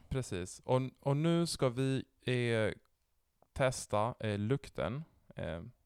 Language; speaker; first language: Swedish; non-native, fluent; Italian